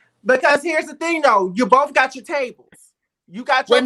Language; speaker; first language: English; native; English